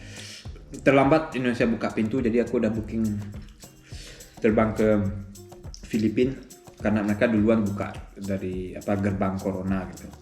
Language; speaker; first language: Indonesian; early bilingual, heritage; German